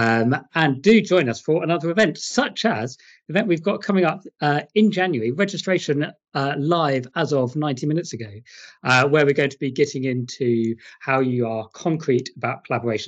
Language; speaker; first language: English; native; English